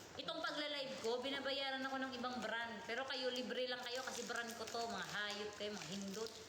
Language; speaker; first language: Filipino; non-native, local second language; Cebuano